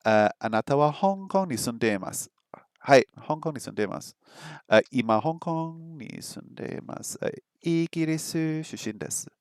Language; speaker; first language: Japanese; non-native, learner; English